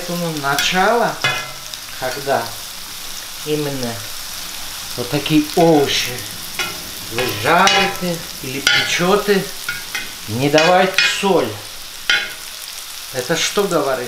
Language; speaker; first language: Russian; non-native, fluent; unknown